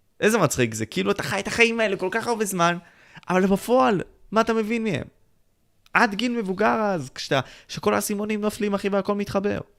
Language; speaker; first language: Hebrew; native; Hebrew